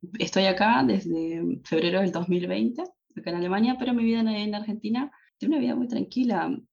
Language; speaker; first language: Spanish; native; Spanish